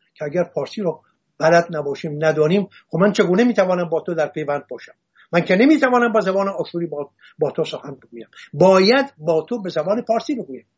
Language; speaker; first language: Persian; non-native, local second language; Assyrian Neo-Aramaic